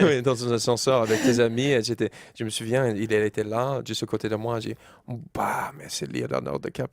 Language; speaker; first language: French; non-native, learner; English